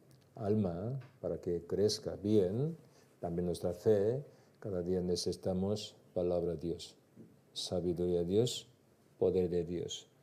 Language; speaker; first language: Spanish; non-native, learner; Korean